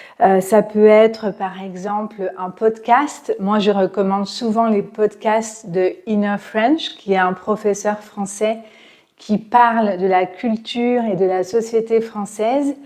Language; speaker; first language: French; native; French